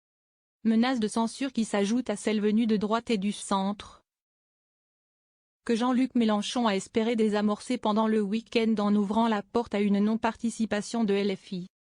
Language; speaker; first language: French; native; French